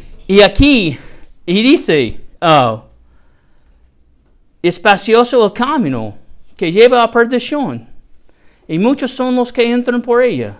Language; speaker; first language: Spanish; non-native, learner; English